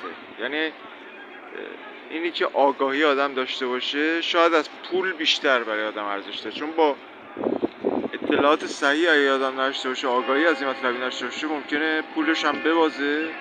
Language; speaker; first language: Persian; native; Persian